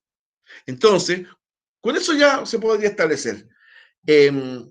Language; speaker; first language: Spanish; native; Spanish